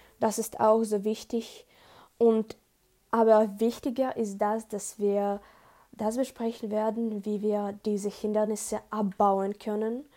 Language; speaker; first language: German; non-native, learner; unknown